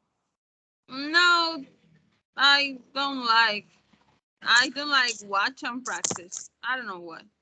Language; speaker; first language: English; non-native, learner; Spanish